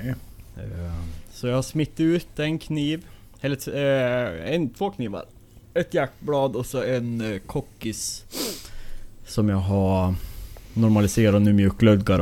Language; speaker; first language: Swedish; native; Swedish